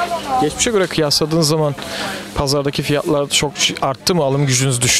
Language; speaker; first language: Turkish; native; Turkish